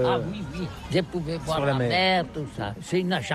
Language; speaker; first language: French; non-native, learner; Catalan